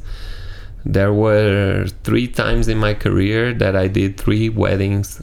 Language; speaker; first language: English; non-native, fluent; Portuguese